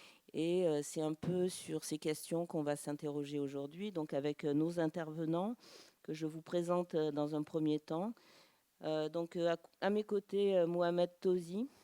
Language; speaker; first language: French; native; French